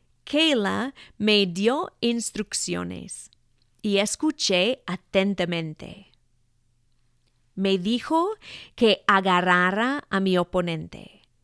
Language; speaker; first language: Spanish; non-native, fluent; English